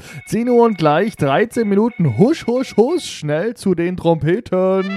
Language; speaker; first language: German; native; German